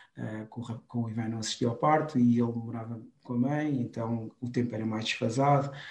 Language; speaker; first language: Portuguese; non-native, local second language; Kabuverdianu